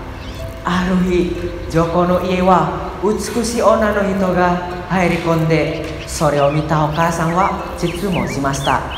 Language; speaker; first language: Japanese; non-native, learner; Indonesian